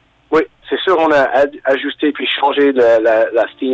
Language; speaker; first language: French; non-native, fluent; English